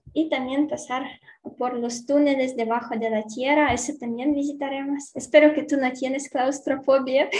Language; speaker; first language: Spanish; non-native, learner; Ukrainian